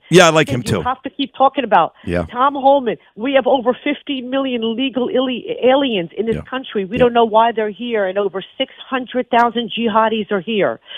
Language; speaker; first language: English; native; English